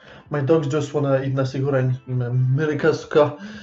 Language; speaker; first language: English; non-native, fluent; French